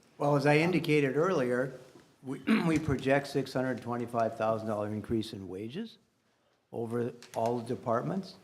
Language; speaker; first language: English; native; English